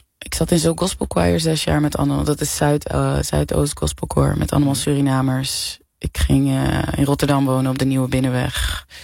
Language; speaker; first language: Dutch; native; Dutch